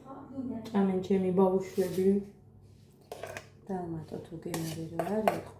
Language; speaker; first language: Georgian; native; Georgian